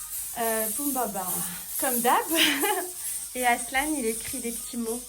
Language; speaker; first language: French; native; French